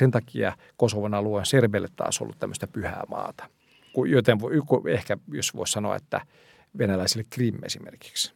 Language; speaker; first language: Finnish; native; Finnish